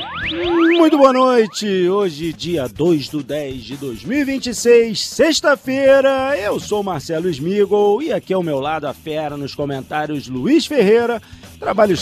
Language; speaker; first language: Portuguese; native; Portuguese